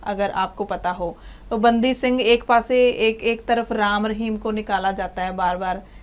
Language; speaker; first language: Hindi; non-native, local second language; Punjabi